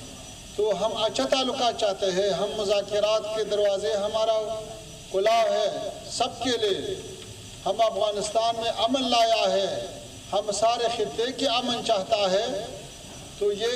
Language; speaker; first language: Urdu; non-native, fluent; Pashto